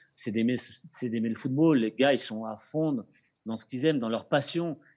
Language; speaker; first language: French; native; French